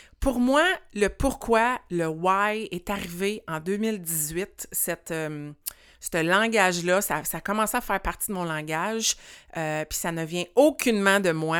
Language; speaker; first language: French; native; French